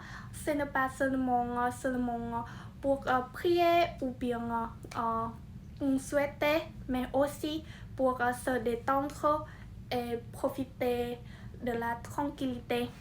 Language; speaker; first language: French; non-native, learner; Vietnamese